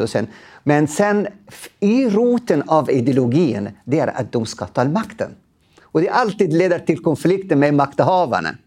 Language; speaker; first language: Swedish; non-native, fluent; Arabic